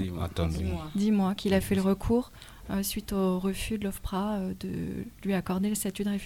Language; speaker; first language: French; native; French